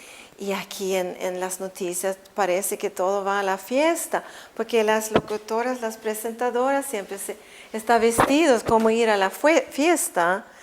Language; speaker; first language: Spanish; non-native, fluent; Swedish